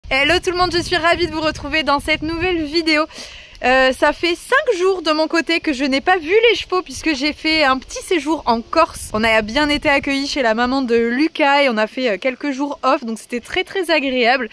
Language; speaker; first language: French; native; French